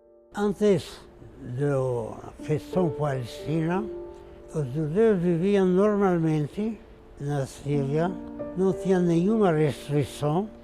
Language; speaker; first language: Portuguese; non-native, fluent; Arabic